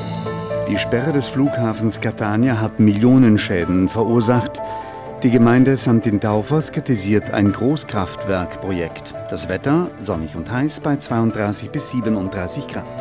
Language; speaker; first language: German; native; German